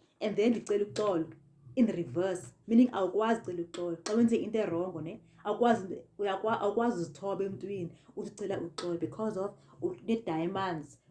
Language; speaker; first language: Zulu; non-native, local second language; Xhosa